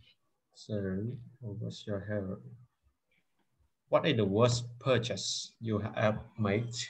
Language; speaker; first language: English; non-native, fluent; Vietnamese